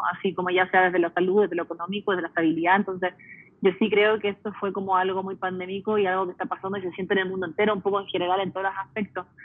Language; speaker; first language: Spanish; early bilingual, heritage; Spanish